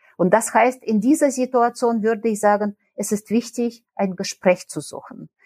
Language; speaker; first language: German; non-native, fluent; Russian